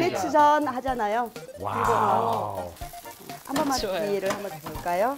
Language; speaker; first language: Korean; native; Korean